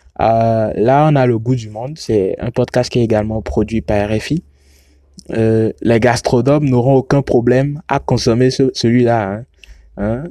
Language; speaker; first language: French; non-native, local second language; Yoruba